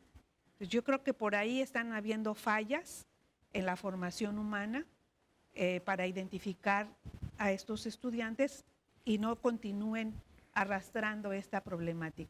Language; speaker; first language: Spanish; native; Spanish